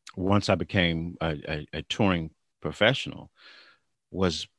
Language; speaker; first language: English; native; English